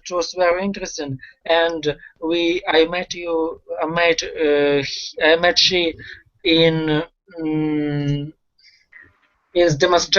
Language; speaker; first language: English; non-native, learner; Russian